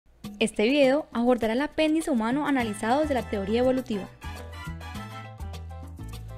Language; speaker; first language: Spanish; native; Spanish